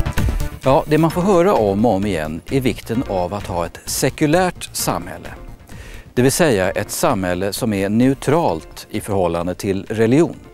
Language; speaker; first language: Swedish; native; Swedish